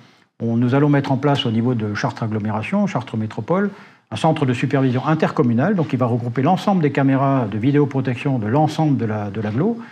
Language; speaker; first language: French; native; French